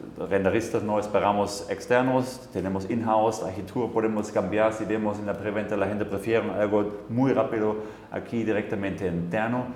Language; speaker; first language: Spanish; non-native, fluent; German